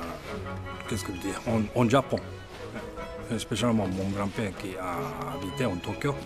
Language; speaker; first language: French; non-native, learner; Japanese